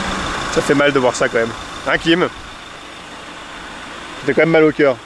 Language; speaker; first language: French; native; French